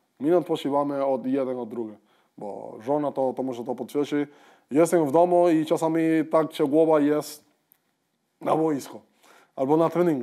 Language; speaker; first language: Polish; non-native, fluent; Spanish